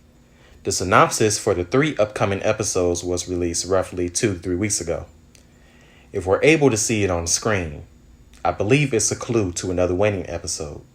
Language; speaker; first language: English; native; English